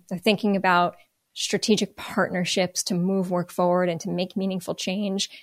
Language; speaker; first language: English; native; English